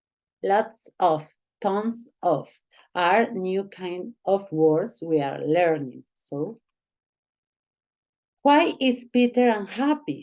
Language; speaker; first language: English; non-native, learner; Spanish